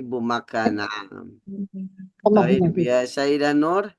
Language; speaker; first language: Arabic; non-native, fluent; Indonesian